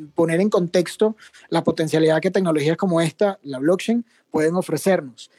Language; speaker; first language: Spanish; native; Spanish